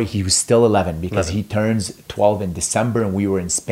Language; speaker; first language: English; non-native, fluent; Arabic